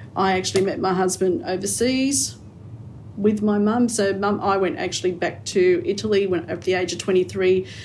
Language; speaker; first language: English; native; English